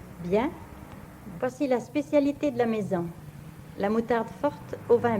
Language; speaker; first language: French; native; French